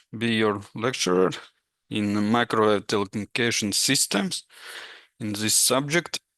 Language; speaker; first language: English; non-native, fluent; Latvian